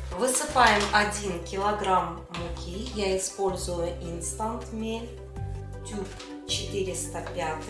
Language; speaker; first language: Russian; native; Russian